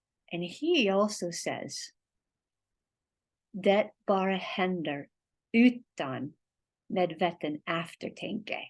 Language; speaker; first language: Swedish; non-native, learner; English